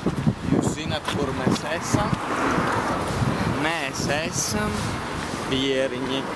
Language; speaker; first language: Latvian; non-native, learner; Italian